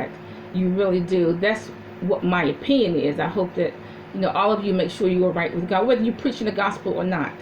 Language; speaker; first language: English; native; English